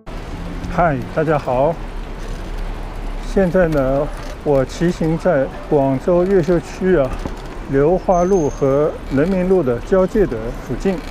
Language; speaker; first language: Chinese; non-native, local second language; Cantonese